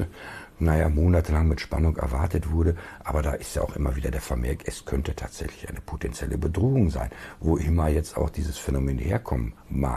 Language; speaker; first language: German; native; German